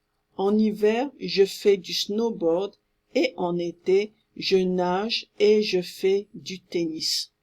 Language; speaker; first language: French; non-native, fluent; English